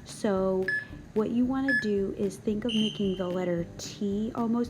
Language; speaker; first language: English; native; English